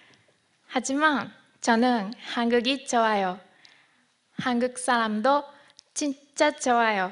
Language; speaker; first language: Korean; non-native, learner; Japanese